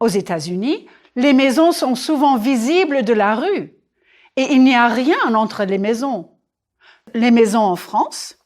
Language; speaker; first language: French; non-native, fluent; English